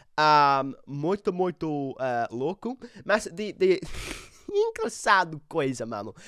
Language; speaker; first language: Portuguese; non-native, learner; English